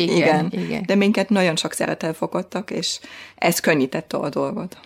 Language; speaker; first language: Hungarian; non-native, fluent; German